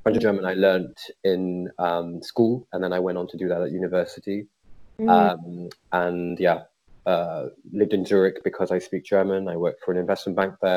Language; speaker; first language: English; native; English